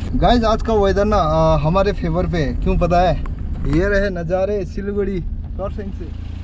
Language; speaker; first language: Hindi; non-native, local second language; Nepali